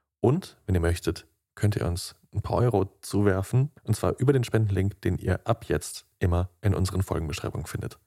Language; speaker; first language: German; native; German